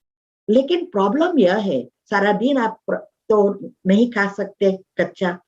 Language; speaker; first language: Hindi; non-native, local second language; Gujarati